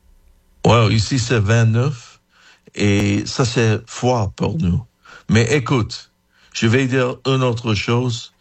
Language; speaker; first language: French; non-native, fluent; English